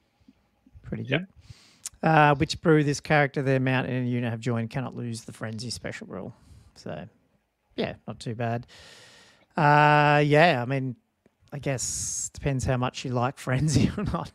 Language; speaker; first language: English; native; English